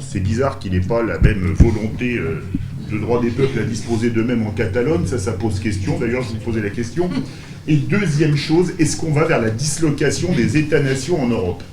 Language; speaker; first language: French; native; French